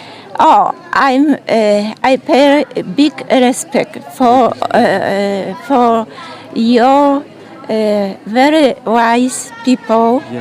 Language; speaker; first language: English; non-native, learner; Polish